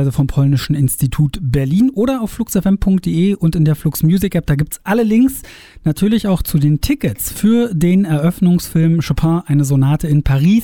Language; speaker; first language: German; native; German